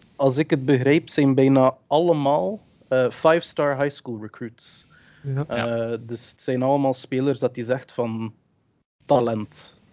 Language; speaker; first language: Dutch; early bilingual, other home language; English